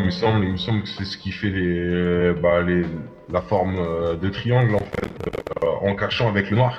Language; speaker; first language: French; native; French